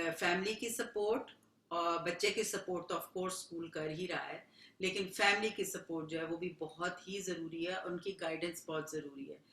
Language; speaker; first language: Urdu; native; Urdu